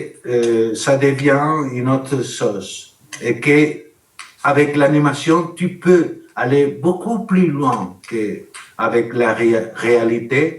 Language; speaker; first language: French; non-native, learner; Spanish